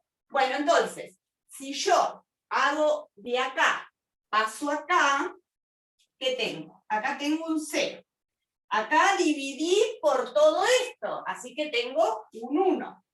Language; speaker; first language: Spanish; native; Spanish